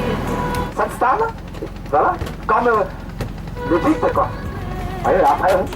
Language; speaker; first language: French; non-native, learner; Vietnamese